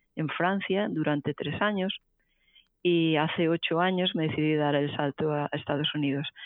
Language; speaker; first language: Spanish; native; Spanish